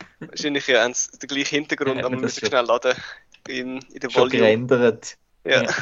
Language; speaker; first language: German; native; German